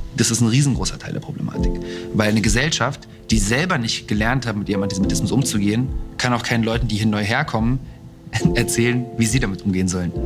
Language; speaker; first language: German; early bilingual, other home language; Russian